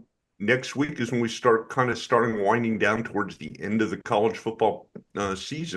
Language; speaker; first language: English; native; English